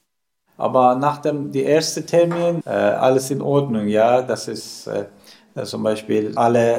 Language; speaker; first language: German; non-native, learner; Persian